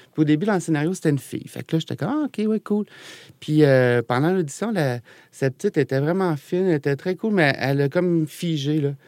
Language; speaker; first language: French; native; French